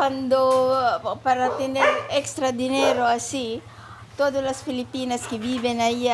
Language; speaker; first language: Spanish; non-native, learner; Filipino